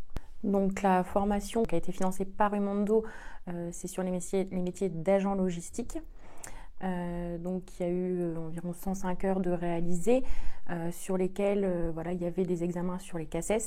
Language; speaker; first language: French; native; French